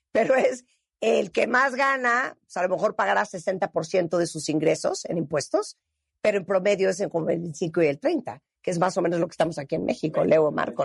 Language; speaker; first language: Spanish; native; Spanish